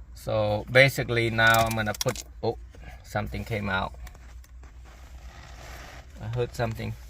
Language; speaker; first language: English; non-native, local second language; Khmer